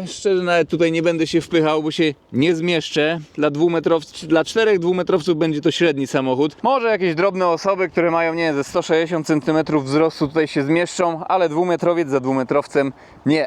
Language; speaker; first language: Polish; native; Polish